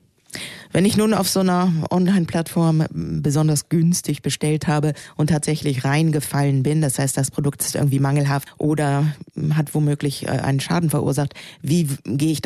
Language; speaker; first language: German; native; German